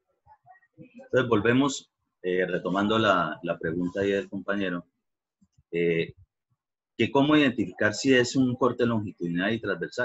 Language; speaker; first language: Spanish; native; Spanish